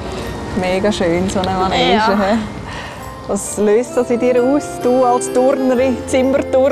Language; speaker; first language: German; native; German